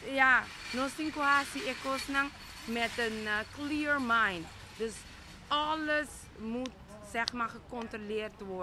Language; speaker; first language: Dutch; non-native, local second language; Papiamento